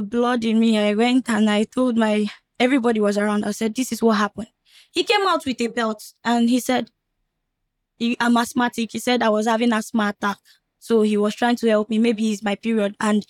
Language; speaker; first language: English; non-native, local second language; Fula